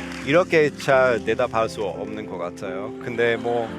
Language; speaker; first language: Korean; non-native, learner; English